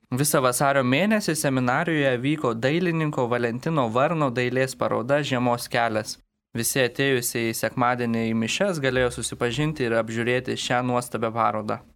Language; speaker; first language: Lithuanian; native; Lithuanian